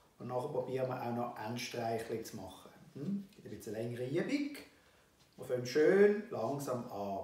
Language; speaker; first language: German; native; German